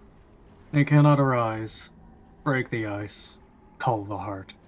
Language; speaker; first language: English; native; English